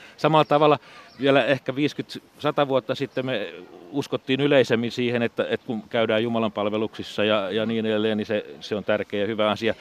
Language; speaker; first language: Finnish; native; Finnish